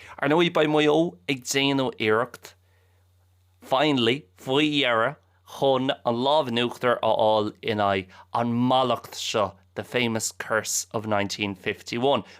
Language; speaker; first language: Irish; native; Irish